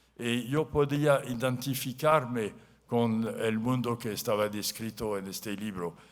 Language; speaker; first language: Spanish; non-native, learner; French